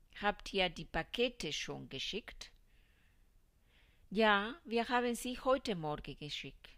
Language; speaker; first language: German; non-native, fluent; Spanish